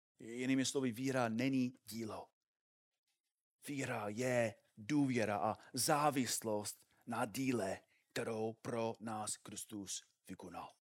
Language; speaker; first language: Czech; non-native, fluent; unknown